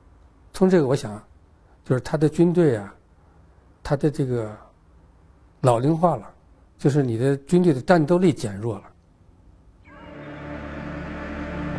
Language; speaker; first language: Chinese; native; Chinese